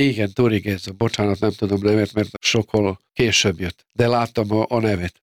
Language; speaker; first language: Hungarian; non-native, fluent; Serbian